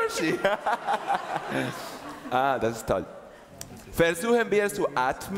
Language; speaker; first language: German; non-native, learner; Spanish